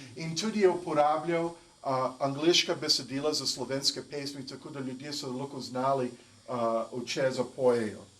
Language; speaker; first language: Slovenian; early bilingual, heritage; English